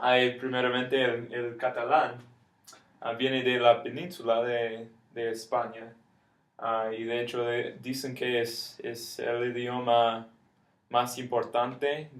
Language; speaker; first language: Spanish; non-native, fluent; English